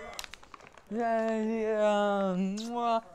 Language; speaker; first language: Greek; early bilingual, heritage; English